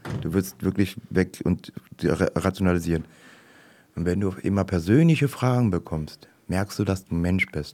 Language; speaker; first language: German; native; German